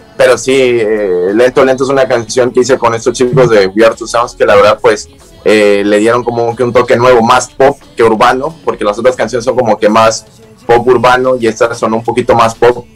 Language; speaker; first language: Spanish; native; Spanish